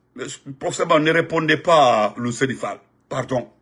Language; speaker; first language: French; non-native, local second language; Fula